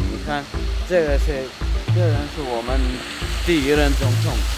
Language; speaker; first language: Chinese; non-native, learner; Turkmen